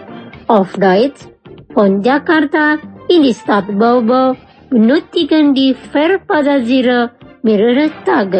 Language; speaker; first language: German; non-native, fluent; Indonesian